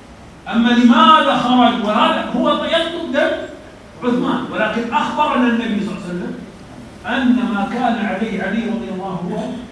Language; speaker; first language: Arabic; native; Arabic